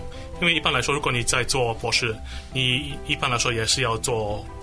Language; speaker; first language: Chinese; non-native, local second language; English